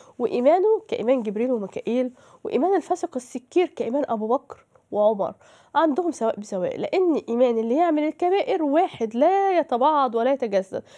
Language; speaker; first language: Arabic; native; Arabic